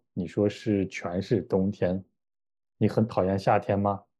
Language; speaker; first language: Chinese; native; Chinese